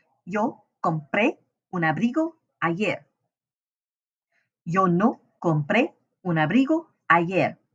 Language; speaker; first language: Spanish; non-native, fluent; English